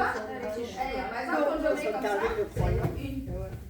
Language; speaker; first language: French; non-native, learner; Vietnamese